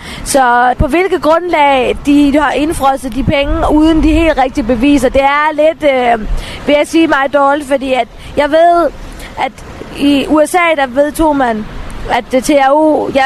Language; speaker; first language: Danish; early bilingual, other home language; Tamil